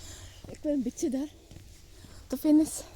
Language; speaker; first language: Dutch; non-native, learner; Filipino